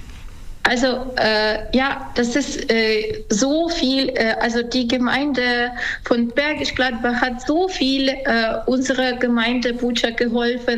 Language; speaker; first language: German; non-native, fluent; Ukrainian